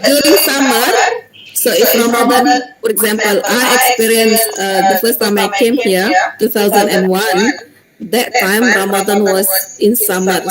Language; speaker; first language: English; non-native, fluent; Indonesian